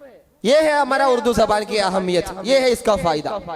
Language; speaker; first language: Hindi; non-native, local second language; Malayalam